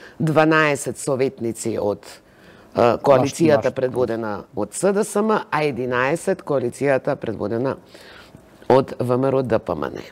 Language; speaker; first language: Macedonian; native; Macedonian